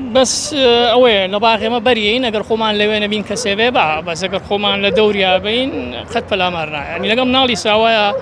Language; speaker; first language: Central Kurdish; non-native, local second language; Gurani